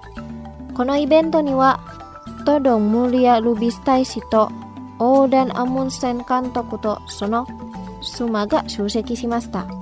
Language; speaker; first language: Japanese; non-native, fluent; Indonesian